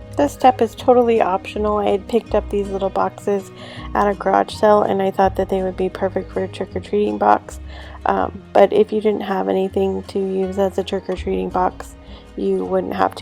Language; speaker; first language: English; native; English